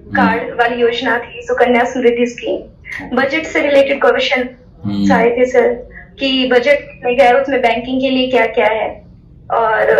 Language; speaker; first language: Hindi; native; Hindi